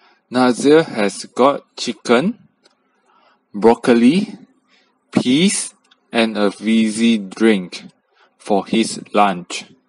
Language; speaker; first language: English; non-native, local second language; Chinese